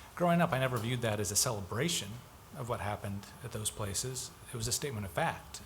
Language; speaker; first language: English; native; English